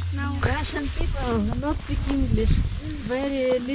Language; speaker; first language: English; non-native, learner; Russian